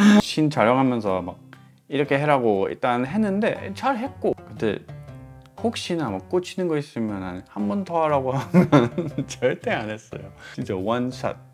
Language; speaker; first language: Korean; non-native, fluent; English